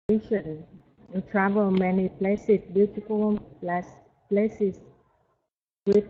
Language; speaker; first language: English; non-native, learner; Vietnamese